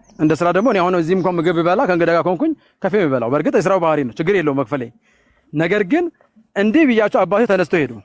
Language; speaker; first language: Amharic; non-native, local second language; Sebat Bet Gurage